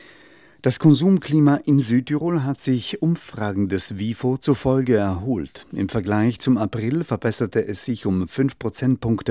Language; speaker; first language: German; native; German